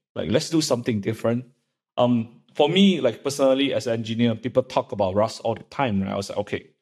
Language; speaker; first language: English; non-native, local second language; Chinese